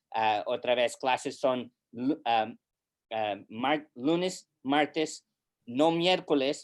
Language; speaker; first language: Spanish; early bilingual, heritage; English